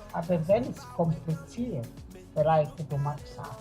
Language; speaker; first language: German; non-native, learner; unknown